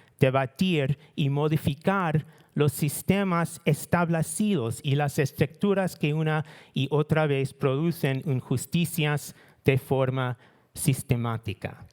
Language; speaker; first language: Spanish; non-native, learner; English